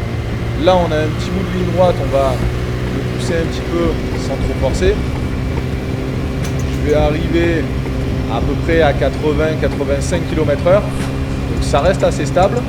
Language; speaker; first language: French; native; French